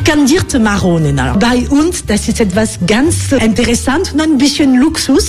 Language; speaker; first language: German; non-native, learner; French